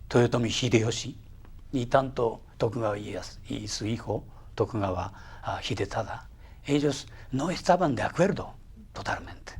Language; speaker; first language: Spanish; non-native, fluent; Japanese